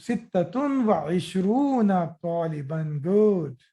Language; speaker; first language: Arabic; non-native, fluent; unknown